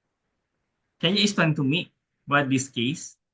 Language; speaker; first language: English; non-native, learner; Indonesian